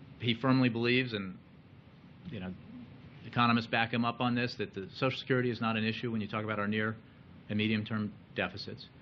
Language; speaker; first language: English; native; English